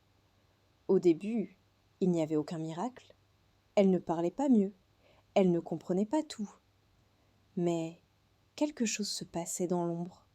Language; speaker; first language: French; non-native, fluent; Hindi